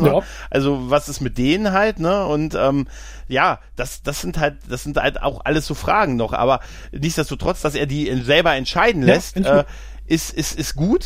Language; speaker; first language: German; native; German